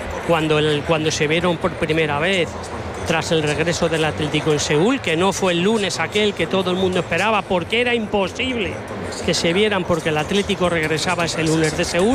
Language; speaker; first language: Spanish; native; Spanish